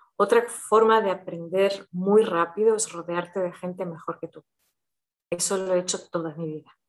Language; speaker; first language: Spanish; early bilingual, heritage; Spanish